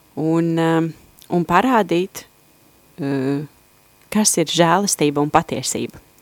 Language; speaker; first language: Latvian; native; Latvian